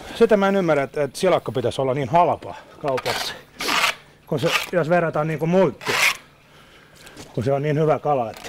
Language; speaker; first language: Finnish; non-native, local second language; Swedish